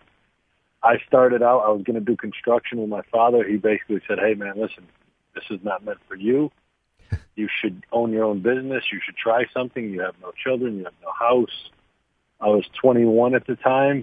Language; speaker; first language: English; native; English